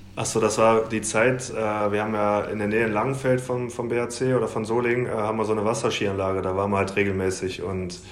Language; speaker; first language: German; native; German